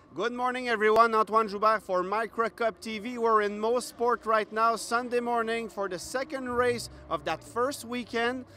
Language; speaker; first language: English; non-native, fluent; French